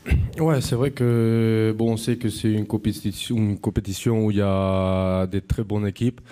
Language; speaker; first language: French; non-native, fluent; Spanish